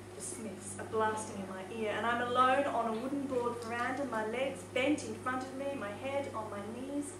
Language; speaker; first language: English; native; English